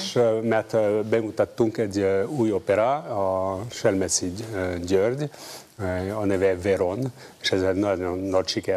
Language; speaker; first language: Hungarian; non-native, learner; French